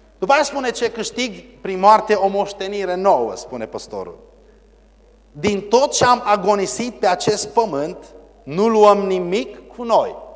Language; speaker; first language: Romanian; early bilingual, heritage; Romanian